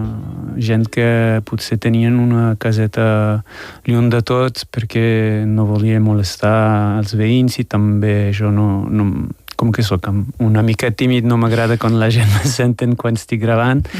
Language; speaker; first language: Catalan; non-native, fluent; French